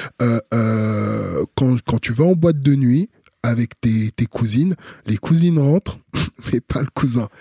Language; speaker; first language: French; early bilingual, other home language; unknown